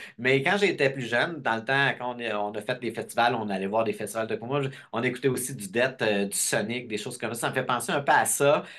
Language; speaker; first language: French; native; French